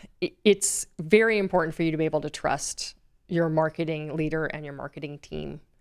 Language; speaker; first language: English; native; English